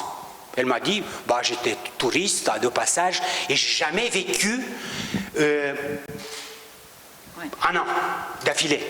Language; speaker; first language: French; non-native, local second language; Romanian